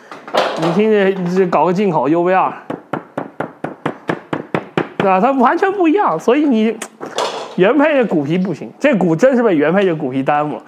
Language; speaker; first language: Chinese; native; Chinese